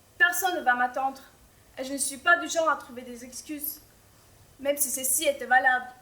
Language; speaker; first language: French; non-native, fluent; Albanian